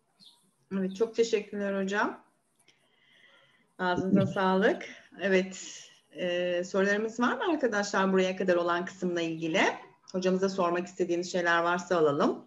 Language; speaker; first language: Turkish; native; Turkish